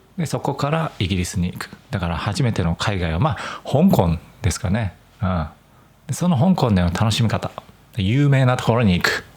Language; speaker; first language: Japanese; native; Japanese